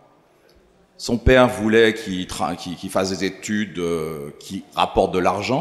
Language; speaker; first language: French; native; French